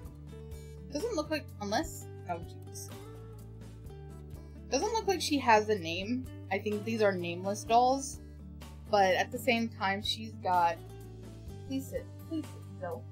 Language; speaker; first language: English; native; English